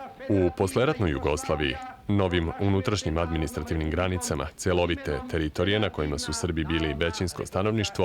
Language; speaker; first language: Bosnian; native; Bosnian